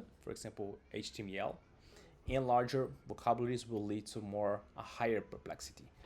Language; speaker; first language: English; non-native, fluent; Portuguese